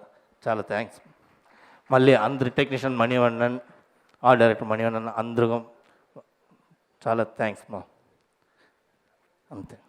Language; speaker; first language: Telugu; non-native, learner; Tamil